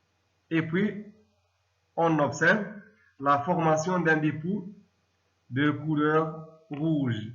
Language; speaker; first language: French; non-native, local second language; Arabic